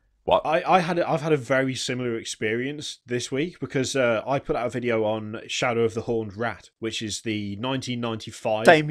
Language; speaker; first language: English; native; English